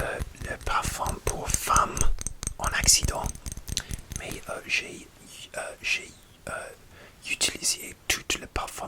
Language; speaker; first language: French; non-native, learner; English